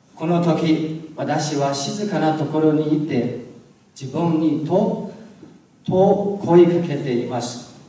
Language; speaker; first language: Japanese; non-native, learner; Chinese